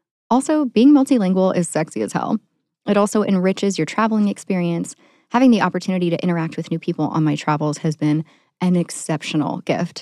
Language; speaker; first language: English; native; English